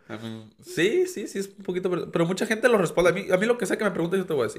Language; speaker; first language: Spanish; early bilingual, heritage; Spanish